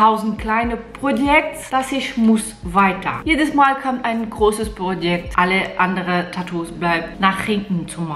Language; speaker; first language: German; non-native, fluent; Portuguese